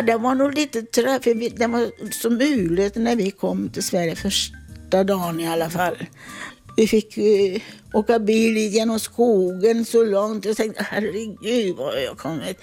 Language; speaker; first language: Swedish; non-native, fluent; Italian